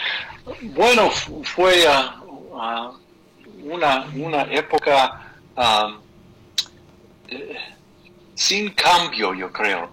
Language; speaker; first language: Spanish; non-native, fluent; English